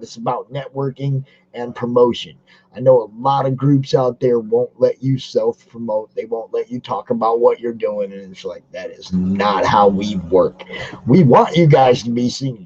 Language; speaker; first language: English; native; English